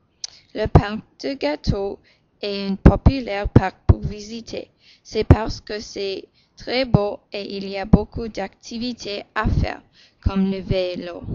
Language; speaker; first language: French; non-native, learner; English